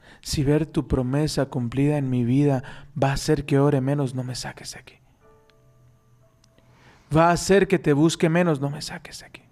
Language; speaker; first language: Spanish; native; Spanish